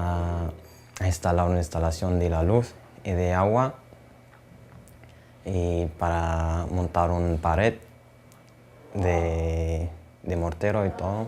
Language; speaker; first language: Spanish; non-native, fluent; Arabic